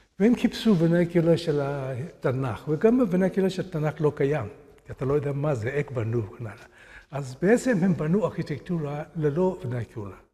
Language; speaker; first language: Hebrew; non-native, fluent; Burmese